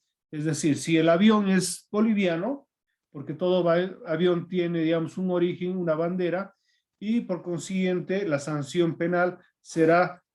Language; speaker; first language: Spanish; native; Spanish